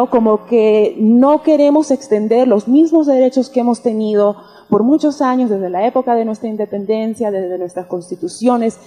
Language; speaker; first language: Spanish; early bilingual, heritage; Spanish